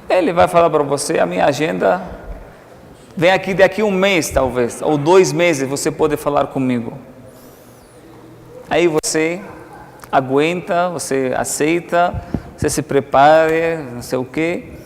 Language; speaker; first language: Portuguese; non-native, fluent; Arabic